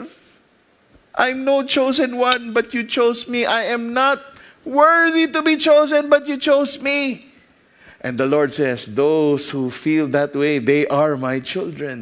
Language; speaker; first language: English; non-native, local second language; Filipino